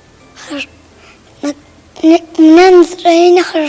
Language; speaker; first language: Russian; non-native, local second language; Tajik